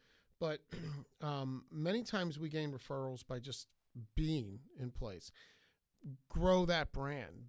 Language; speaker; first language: English; native; English